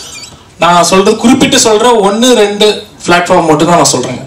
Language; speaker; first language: Tamil; native; Tamil